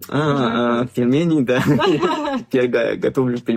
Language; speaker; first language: Russian; non-native, fluent; French